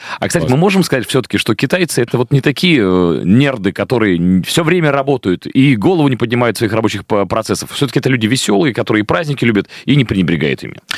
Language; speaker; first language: Russian; native; Russian